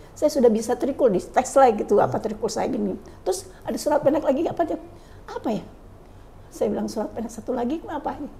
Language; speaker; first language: Indonesian; native; Indonesian